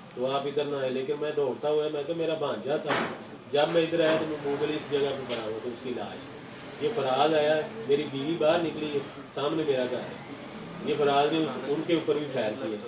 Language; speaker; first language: Urdu; non-native, local second language; Punjabi